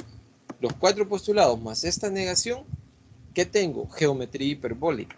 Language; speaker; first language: Spanish; native; Spanish